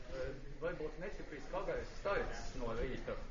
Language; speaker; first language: Latvian; native; Latvian